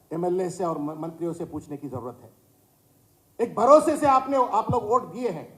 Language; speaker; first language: Hindi; non-native, local second language; Telugu